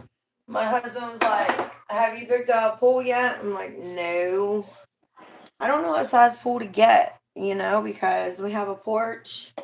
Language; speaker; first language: English; native; English